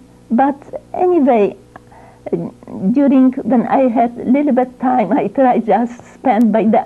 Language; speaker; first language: English; non-native, learner; Ukrainian